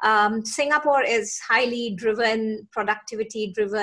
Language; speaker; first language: English; non-native, local second language; Hindi